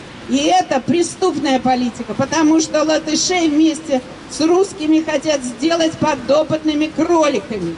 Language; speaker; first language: Russian; native; Russian